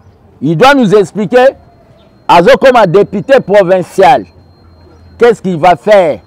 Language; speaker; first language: French; non-native, local second language; Lingala